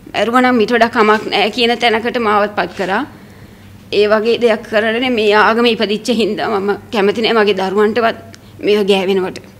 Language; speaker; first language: Sinhala; non-native, local second language; Tamil